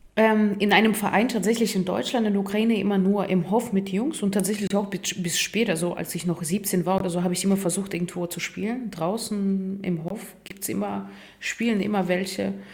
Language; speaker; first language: German; non-native, fluent; Russian